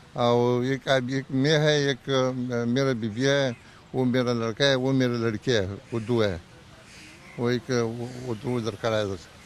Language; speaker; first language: Hindi; non-native, learner; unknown